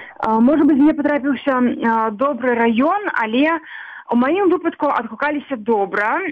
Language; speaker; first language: Belarusian; non-native, local second language; Russian